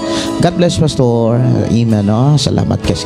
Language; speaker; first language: Cebuano; native; Cebuano